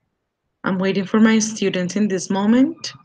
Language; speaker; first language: English; non-native, fluent; Spanish